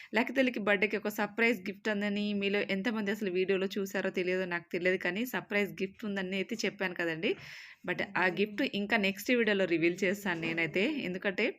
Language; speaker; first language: Telugu; native; Telugu